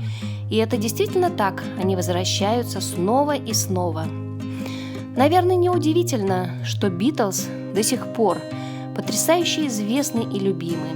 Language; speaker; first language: Russian; native; Russian